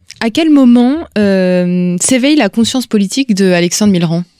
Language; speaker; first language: French; native; French